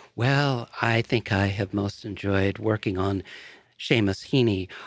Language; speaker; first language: English; native; English